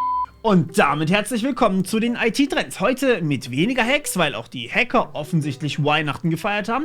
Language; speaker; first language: German; native; German